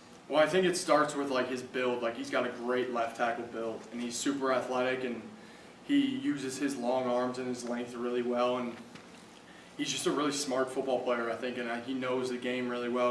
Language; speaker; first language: English; native; English